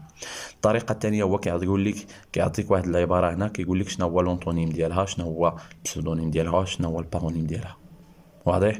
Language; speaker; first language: Arabic; native; Arabic